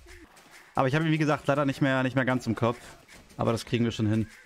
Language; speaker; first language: German; native; German